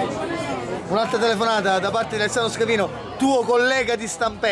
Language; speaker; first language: Italian; native; Italian